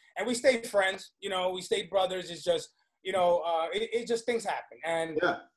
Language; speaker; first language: English; early bilingual, other home language; Spanish